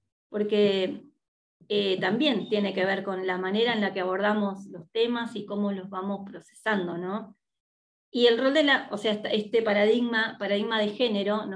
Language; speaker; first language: Spanish; native; Spanish